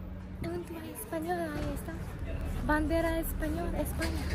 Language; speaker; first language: Spanish; non-native, fluent; Japanese